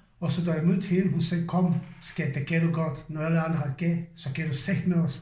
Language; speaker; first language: Danish; non-native, fluent; Serbian